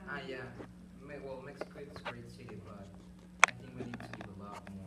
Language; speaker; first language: English; non-native, learner; Spanish